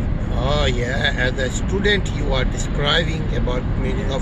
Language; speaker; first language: English; non-native, fluent; Urdu